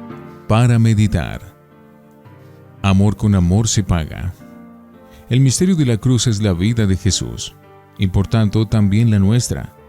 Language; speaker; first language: Spanish; native; Spanish